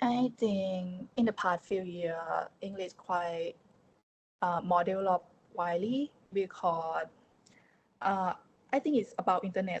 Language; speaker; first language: English; non-native, learner; Thai